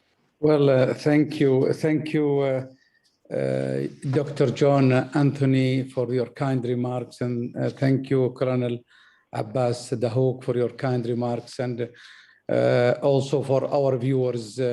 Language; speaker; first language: English; non-native, fluent; Arabic